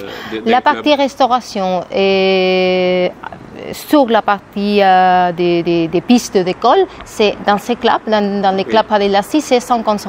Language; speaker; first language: French; non-native, fluent; Spanish